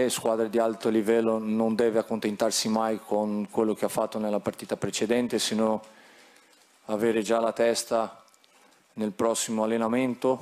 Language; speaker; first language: Italian; non-native, fluent; Portuguese